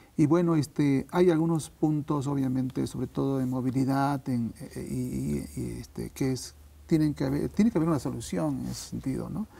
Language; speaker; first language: Spanish; native; Spanish